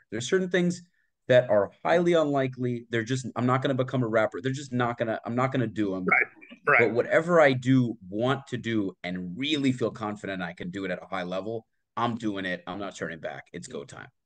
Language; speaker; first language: English; native; English